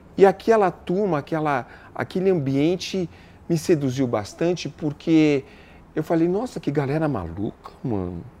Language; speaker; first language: Portuguese; native; Portuguese